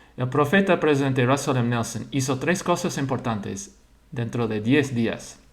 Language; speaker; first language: Spanish; non-native, fluent; English